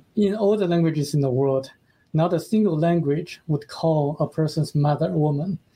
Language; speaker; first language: English; non-native, fluent; Chinese